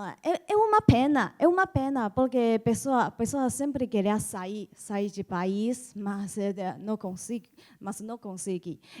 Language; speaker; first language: Portuguese; non-native, learner; Chinese